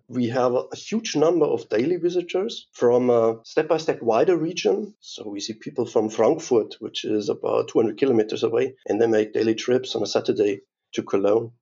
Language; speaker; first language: English; non-native, fluent; German